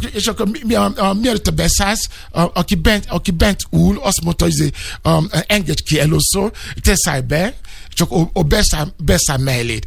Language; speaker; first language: Hungarian; non-native, learner; Yoruba